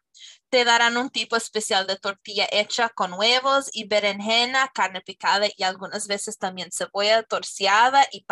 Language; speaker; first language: Spanish; non-native, fluent; English